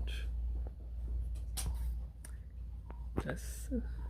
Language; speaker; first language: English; non-native, learner; French